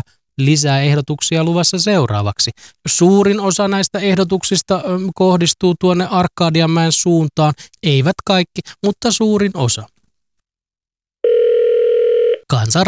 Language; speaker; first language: Finnish; native; Finnish